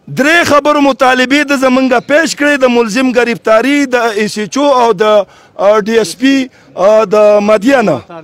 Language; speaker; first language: Pashto; native; Pashto